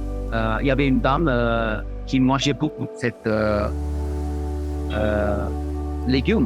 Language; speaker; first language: French; non-native, fluent; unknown